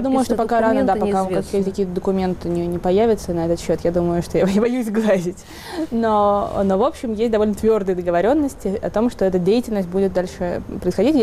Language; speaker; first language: Russian; native; Russian